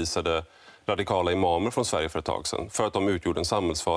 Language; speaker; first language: Swedish; native; Swedish